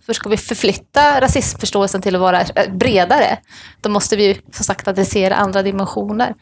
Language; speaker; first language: Swedish; native; Swedish